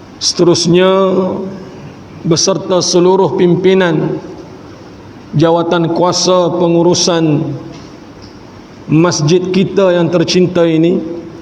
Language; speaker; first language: Malay; native; Malay